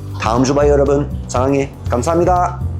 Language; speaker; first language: Korean; non-native, learner; French